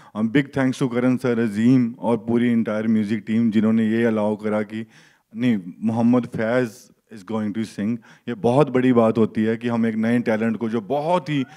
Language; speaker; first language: Hindi; native; Hindi